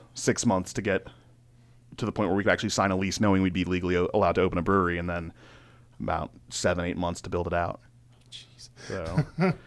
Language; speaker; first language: English; native; English